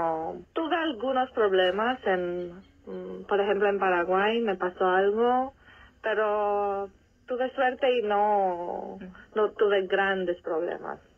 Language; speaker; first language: Spanish; non-native, fluent; Romanian